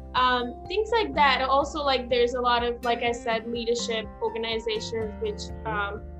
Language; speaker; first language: English; non-native, local second language; Sinhala